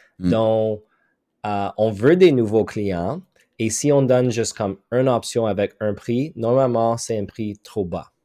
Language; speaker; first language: French; non-native, local second language; English